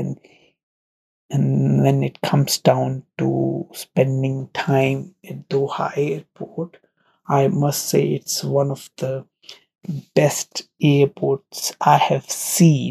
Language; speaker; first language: English; non-native, local second language; Punjabi